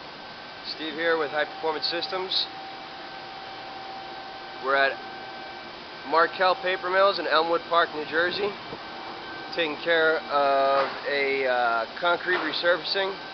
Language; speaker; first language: English; native; English